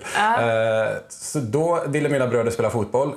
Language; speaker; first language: Swedish; native; Swedish